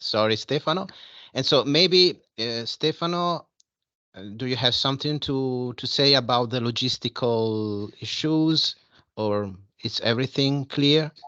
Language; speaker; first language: English; non-native, fluent; Italian